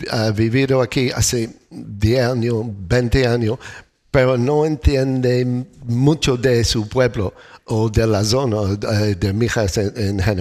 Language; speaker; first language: Spanish; non-native, learner; English